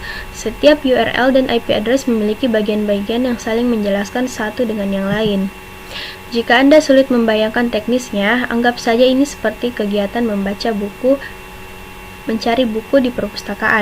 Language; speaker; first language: Indonesian; native; Indonesian